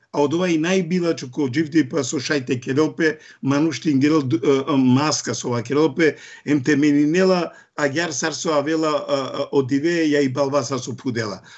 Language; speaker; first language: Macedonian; non-native, local second language; Romany